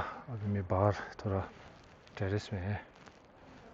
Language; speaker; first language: Hindi; non-native, local second language; Tibetan